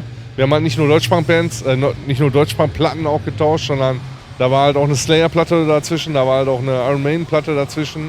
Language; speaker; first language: German; native; German